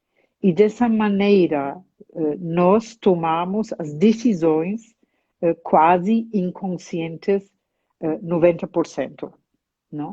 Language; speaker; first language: Portuguese; non-native, fluent; German